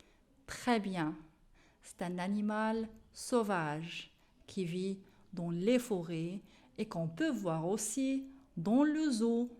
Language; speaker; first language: French; non-native, local second language; Arabic